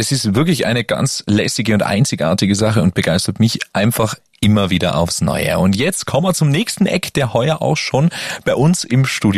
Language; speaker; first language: German; native; German